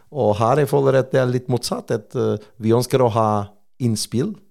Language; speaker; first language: Norwegian; non-native, fluent; Portuguese